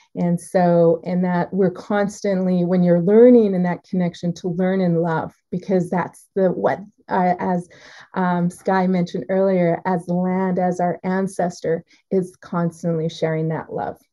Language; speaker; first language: English; native; English